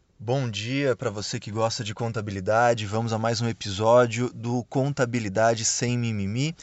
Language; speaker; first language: Portuguese; native; Portuguese